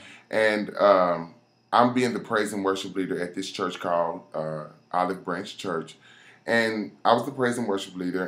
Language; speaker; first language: English; native; English